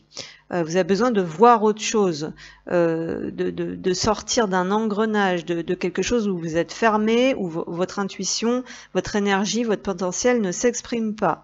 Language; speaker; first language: French; native; French